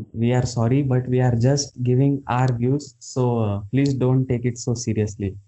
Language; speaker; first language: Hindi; non-native, local second language; Marathi